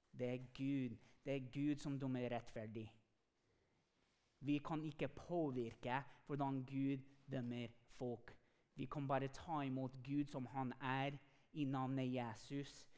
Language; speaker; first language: Norwegian; non-native, fluent; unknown